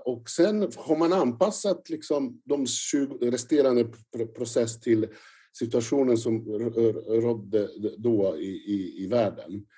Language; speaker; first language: Swedish; non-native, fluent; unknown